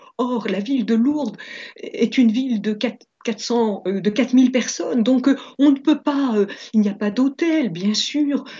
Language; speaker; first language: French; native; French